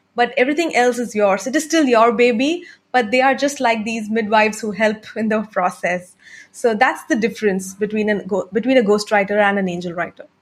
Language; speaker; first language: English; non-native, local second language; Tamil